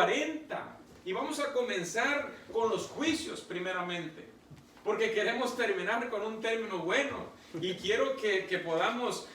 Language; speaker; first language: Spanish; native; Spanish